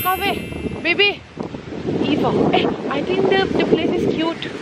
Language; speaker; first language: English; non-native, fluent; Indonesian